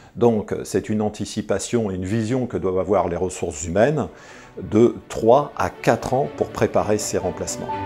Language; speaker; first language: French; native; French